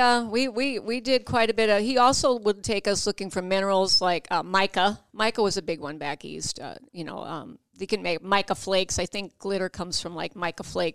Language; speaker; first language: English; native; English